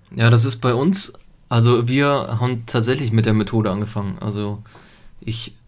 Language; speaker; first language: German; early bilingual, other home language; Italian